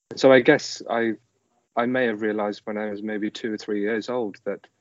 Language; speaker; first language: English; native; English